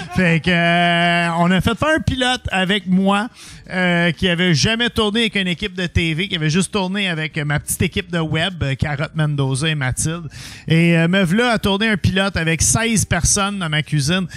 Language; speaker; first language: French; native; French